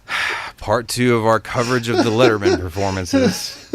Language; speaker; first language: English; native; English